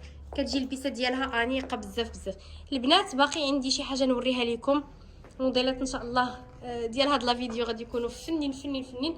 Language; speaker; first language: Arabic; native; Arabic